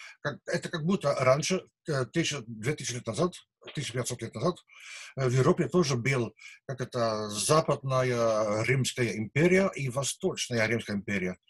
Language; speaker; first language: Russian; non-native, learner; Dutch